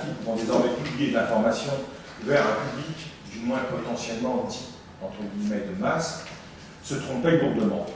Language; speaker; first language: French; native; French